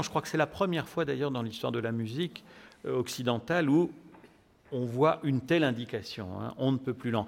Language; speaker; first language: French; native; French